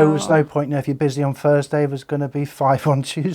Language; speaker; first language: English; native; English